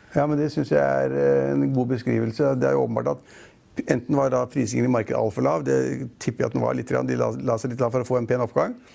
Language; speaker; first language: Norwegian; native; Norwegian